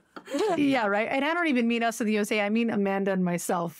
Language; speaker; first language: English; native; English